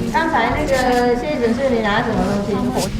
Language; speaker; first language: Chinese; non-native, fluent; Vietnamese